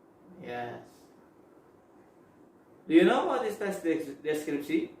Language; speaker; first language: English; non-native, learner; Indonesian